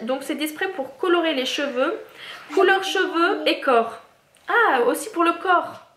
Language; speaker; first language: French; native; French